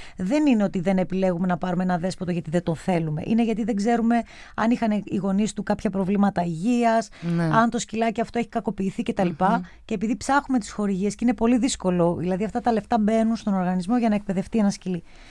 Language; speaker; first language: Greek; native; Greek